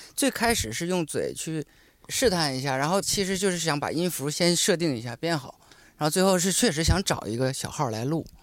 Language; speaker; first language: Chinese; native; Chinese